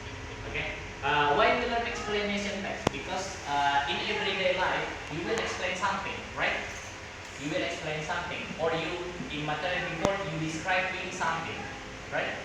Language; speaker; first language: English; non-native, learner; Indonesian